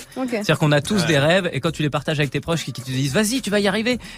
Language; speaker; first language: French; native; French